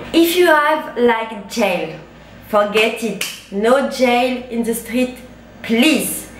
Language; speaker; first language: English; non-native, learner; French